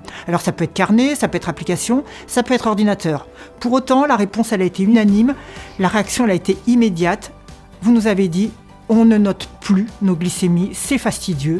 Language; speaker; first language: French; native; French